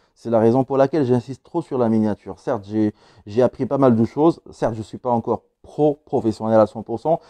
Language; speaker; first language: French; non-native, local second language; Arabic